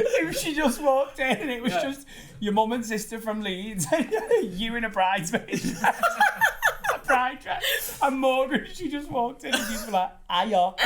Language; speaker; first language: English; native; English